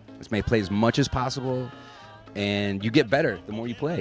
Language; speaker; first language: English; native; English